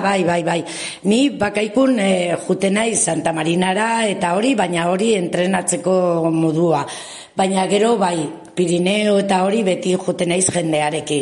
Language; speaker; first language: Basque; non-native, local second language; Spanish